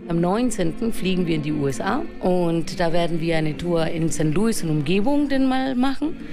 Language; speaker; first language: German; non-native, fluent; Spanish